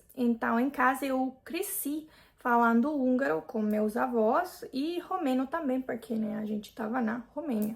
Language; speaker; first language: Portuguese; non-native, fluent; Hungarian